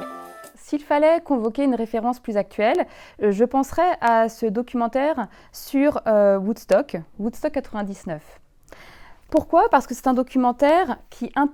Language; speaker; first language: French; native; French